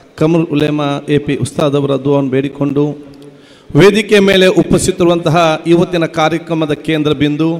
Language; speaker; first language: Kannada; non-native, local second language; Malayalam